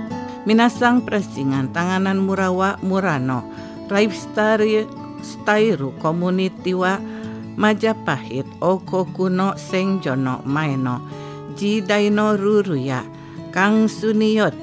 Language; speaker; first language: Japanese; non-native, fluent; Indonesian